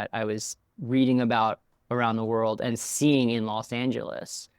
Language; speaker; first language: English; native; English